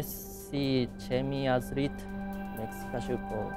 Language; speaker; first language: Georgian; non-native, fluent; Japanese